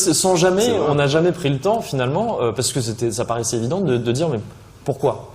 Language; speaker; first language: French; native; French